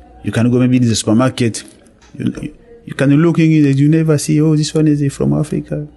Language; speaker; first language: English; non-native, learner; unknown